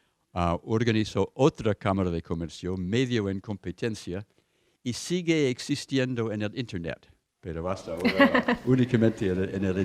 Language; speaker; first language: Spanish; non-native, fluent; English